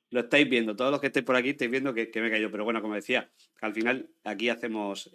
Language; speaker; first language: Spanish; native; Spanish